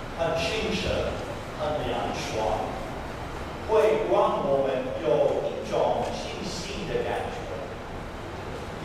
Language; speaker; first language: Chinese; non-native, fluent; English